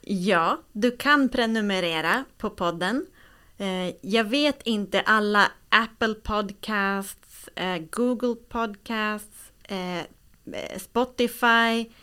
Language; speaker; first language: Swedish; native; Swedish